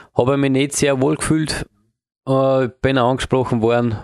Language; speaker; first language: German; native; German